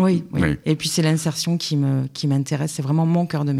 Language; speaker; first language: French; native; French